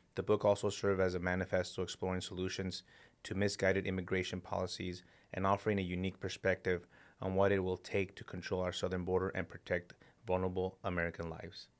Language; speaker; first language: English; early bilingual, other home language; Spanish